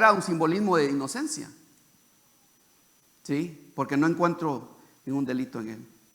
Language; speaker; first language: Spanish; native; Spanish